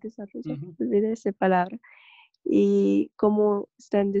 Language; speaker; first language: Spanish; non-native, learner; Russian